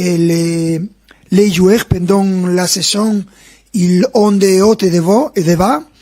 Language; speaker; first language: French; non-native, fluent; Spanish